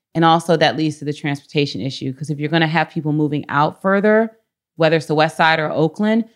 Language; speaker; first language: English; native; English